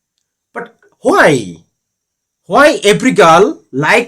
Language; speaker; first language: English; non-native, learner; Bangla